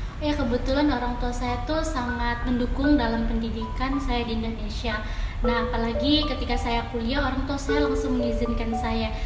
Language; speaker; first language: Indonesian; early bilingual, heritage; Indonesian